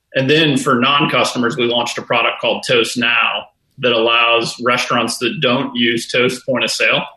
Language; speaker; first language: English; native; English